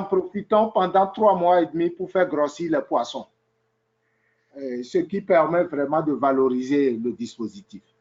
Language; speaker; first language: French; native; French